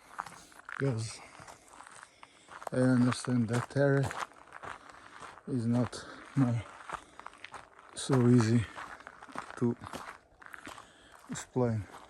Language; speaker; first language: English; non-native, learner; Portuguese